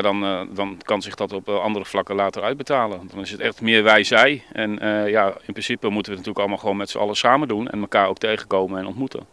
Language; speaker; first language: Dutch; native; Dutch